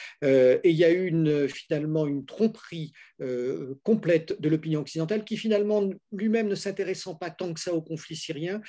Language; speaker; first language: French; native; French